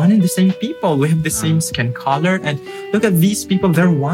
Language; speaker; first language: English; non-native, local second language; Filipino